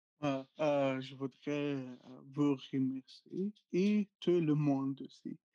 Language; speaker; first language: French; non-native, fluent; Arabic